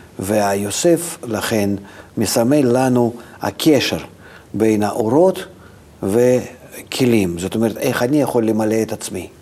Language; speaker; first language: Hebrew; non-native, fluent; Russian